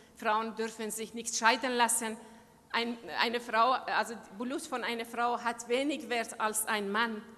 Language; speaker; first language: German; non-native, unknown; Persian